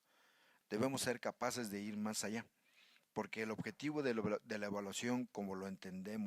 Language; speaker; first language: Spanish; native; Spanish